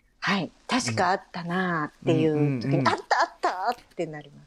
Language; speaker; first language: Japanese; native; Japanese